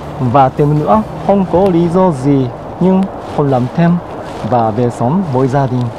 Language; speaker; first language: Vietnamese; non-native, fluent; Japanese